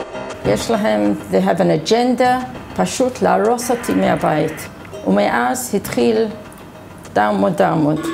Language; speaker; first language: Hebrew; non-native, fluent; English